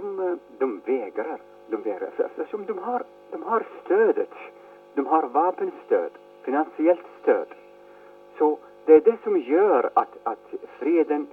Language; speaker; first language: Swedish; non-native, fluent; Arabic